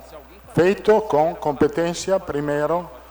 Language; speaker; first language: Portuguese; non-native, learner; Italian